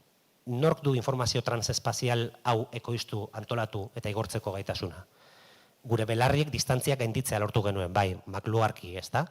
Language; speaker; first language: Basque; native; Basque